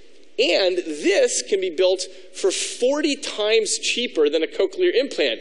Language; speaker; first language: English; native; English